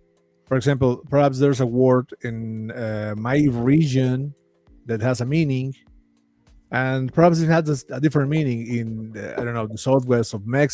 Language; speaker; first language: English; non-native, fluent; Spanish